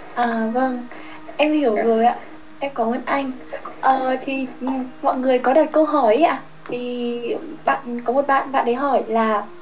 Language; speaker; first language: Vietnamese; native; Vietnamese